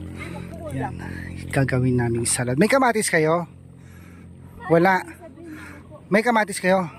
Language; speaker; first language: Filipino; native; Filipino